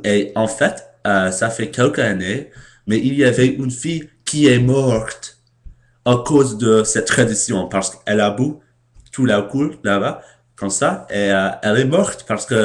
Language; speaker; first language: French; non-native, learner; English